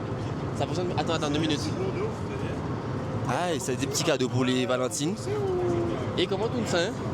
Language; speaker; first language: French; native; French